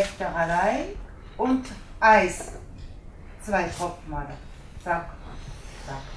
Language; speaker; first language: German; non-native, learner; Japanese